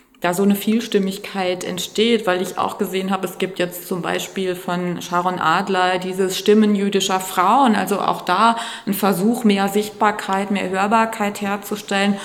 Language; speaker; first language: German; native; German